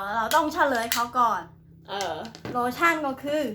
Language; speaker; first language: Thai; non-native, fluent; Khmer